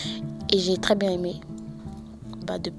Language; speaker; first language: French; early bilingual, other home language; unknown